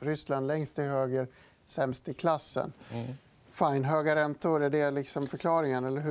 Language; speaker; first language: Swedish; native; Swedish